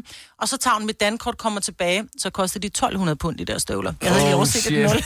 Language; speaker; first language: Danish; native; Danish